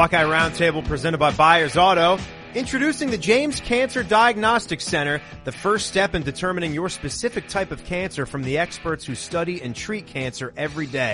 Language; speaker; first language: English; native; English